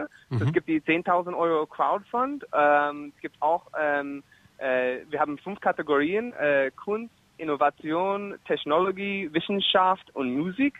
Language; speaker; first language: German; non-native, fluent; English